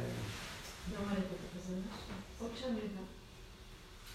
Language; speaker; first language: German; non-native, fluent; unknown